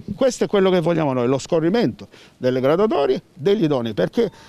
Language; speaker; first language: Italian; native; Italian